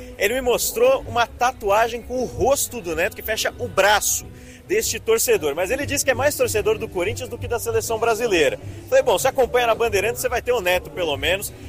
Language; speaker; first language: Portuguese; native; Portuguese